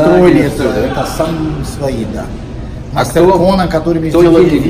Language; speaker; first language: Russian; non-native, learner; Portuguese